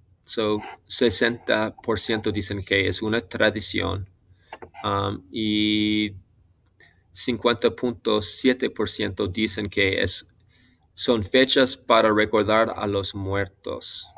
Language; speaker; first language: Spanish; non-native, fluent; English